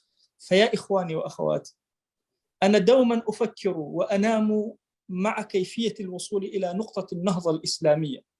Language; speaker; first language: Arabic; non-native, local second language; Kurdish